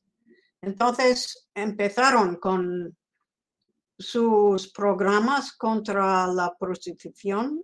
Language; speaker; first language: Spanish; non-native, fluent; English